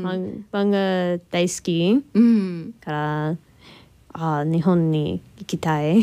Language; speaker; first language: Japanese; non-native, learner; English